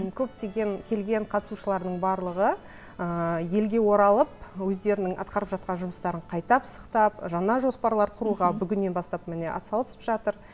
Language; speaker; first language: Kazakh; non-native, local second language; Russian